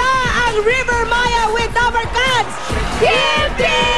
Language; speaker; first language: Filipino; native; Filipino